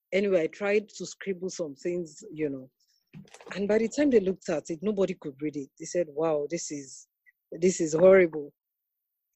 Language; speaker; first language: English; non-native, local second language; Yoruba